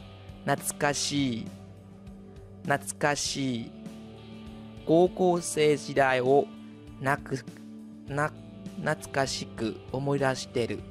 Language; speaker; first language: Japanese; non-native, fluent; Vietnamese